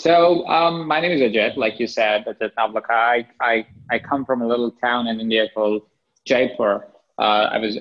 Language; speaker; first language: English; non-native, local second language; Hindi